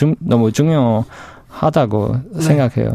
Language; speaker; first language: Korean; non-native, fluent; English